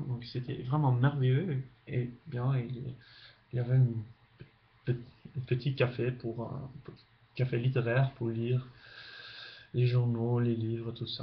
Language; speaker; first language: French; non-native, fluent; Dutch